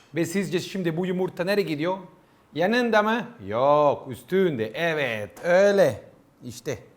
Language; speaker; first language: Turkish; non-native, learner; Italian